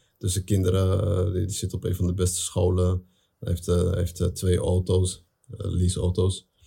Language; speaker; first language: Dutch; early bilingual, other home language; Arabic